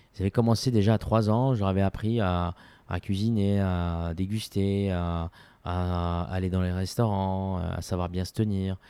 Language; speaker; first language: French; non-native, local second language; Arabic